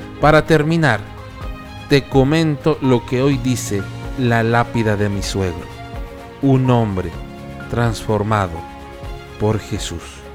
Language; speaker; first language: Spanish; native; Spanish